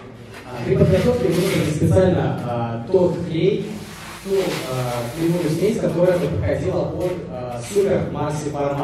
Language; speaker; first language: Russian; native; Russian